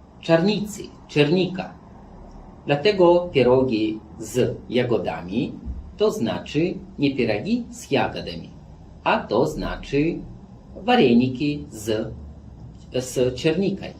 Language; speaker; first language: Polish; non-native, fluent; Belarusian